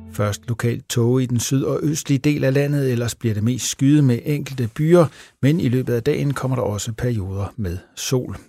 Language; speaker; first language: Danish; native; Danish